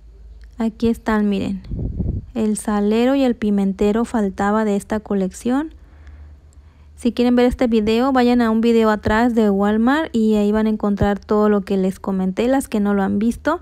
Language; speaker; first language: Spanish; native; Spanish